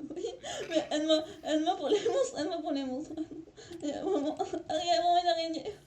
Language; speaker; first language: French; native; French